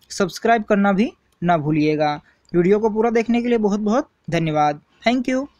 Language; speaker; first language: Hindi; native; Hindi